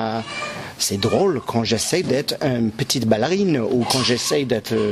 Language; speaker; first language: French; non-native, local second language; English